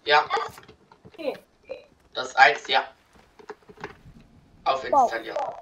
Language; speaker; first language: German; native; German